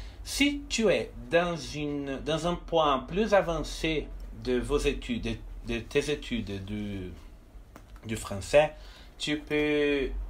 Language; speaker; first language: French; non-native, fluent; Portuguese